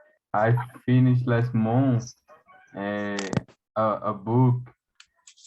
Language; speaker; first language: English; non-native, learner; Portuguese